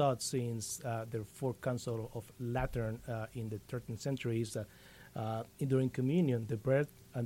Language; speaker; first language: English; non-native, fluent; Spanish